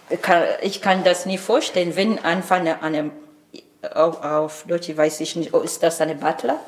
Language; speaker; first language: German; non-native, learner; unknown